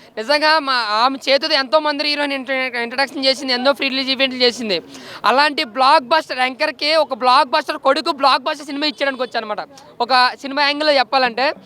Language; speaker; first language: Telugu; native; Telugu